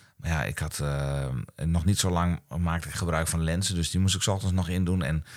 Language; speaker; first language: Dutch; native; Dutch